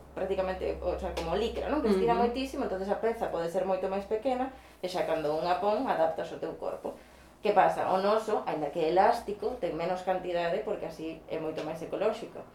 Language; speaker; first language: Spanish; native; Spanish